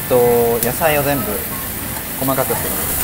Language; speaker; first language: Japanese; native; Japanese